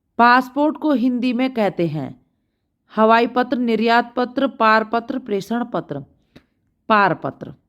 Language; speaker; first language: Hindi; native; Hindi